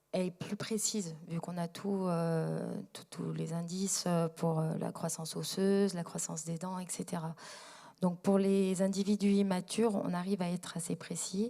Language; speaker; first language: French; native; French